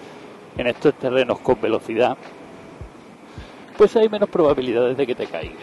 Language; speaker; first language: Spanish; native; Spanish